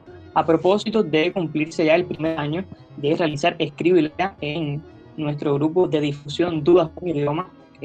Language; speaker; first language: Spanish; native; Spanish